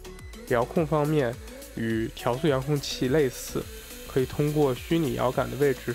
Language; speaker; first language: Chinese; native; Chinese